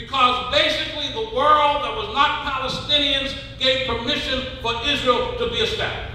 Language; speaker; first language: English; native; English